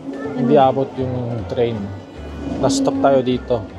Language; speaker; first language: Filipino; non-native, learner; Korean